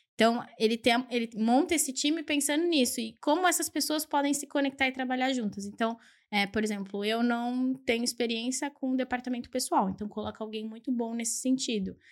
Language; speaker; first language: Portuguese; early bilingual, other home language; Spanish